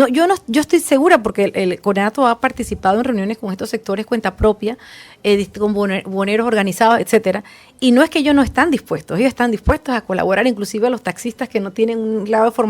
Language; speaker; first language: Spanish; native; Spanish